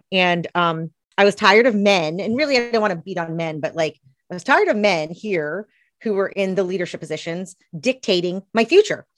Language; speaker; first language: English; native; English